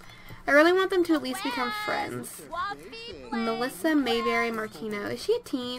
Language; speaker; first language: English; native; English